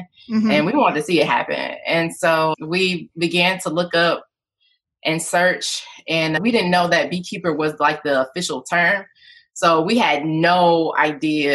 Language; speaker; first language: English; native; English